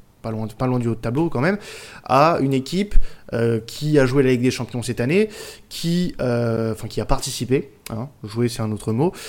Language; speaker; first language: French; native; French